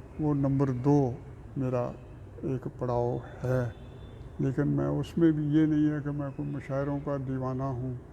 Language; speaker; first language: Urdu; non-native, local second language; Punjabi